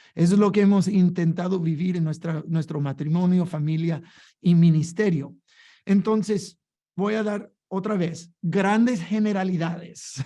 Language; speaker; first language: Spanish; non-native, fluent; English